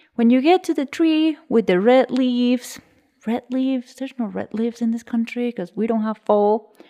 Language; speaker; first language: English; early bilingual, other home language; Spanish